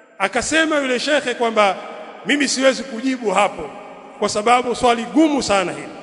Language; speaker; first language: Swahili; native; Swahili